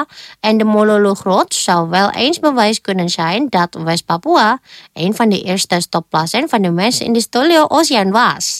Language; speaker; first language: Dutch; non-native, fluent; Indonesian